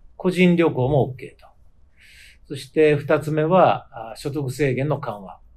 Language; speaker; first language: Japanese; native; Japanese